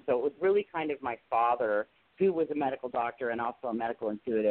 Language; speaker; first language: English; native; English